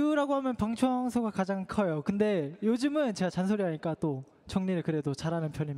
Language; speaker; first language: Korean; native; Korean